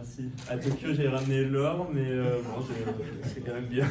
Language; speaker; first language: French; native; French